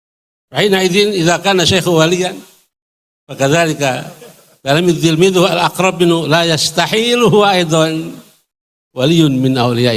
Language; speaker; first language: Arabic; non-native, fluent; Indonesian